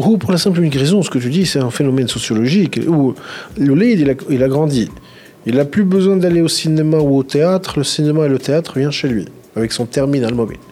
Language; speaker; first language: French; non-native, local second language; Arabic